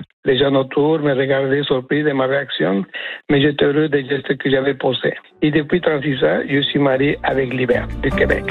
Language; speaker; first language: French; non-native, fluent; Spanish